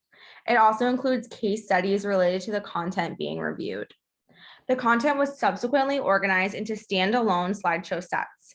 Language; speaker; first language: English; native; English